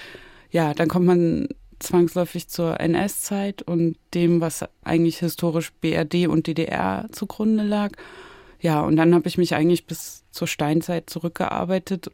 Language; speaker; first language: German; native; German